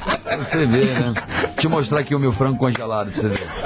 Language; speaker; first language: Portuguese; native; Portuguese